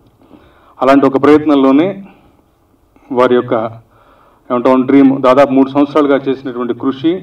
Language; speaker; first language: Telugu; native; Telugu